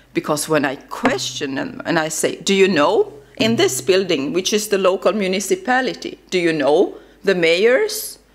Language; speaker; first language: English; non-native, fluent; Swedish